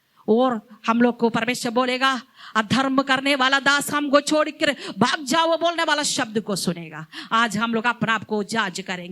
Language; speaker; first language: Hindi; non-native, local second language; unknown